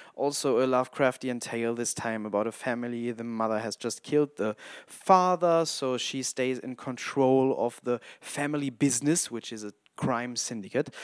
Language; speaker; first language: English; non-native, fluent; German